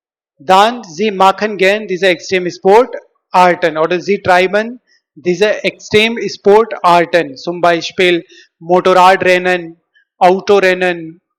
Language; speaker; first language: German; non-native, learner; Hindi